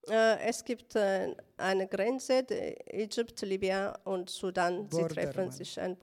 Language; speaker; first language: German; non-native, learner; Tigrinya